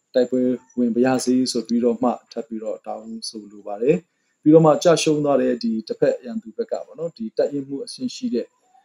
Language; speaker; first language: Burmese; non-native, local second language; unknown